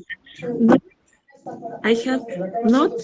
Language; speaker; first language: English; non-native, learner; Spanish